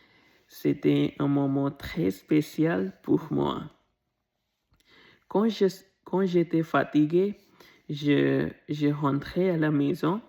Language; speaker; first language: French; non-native, learner; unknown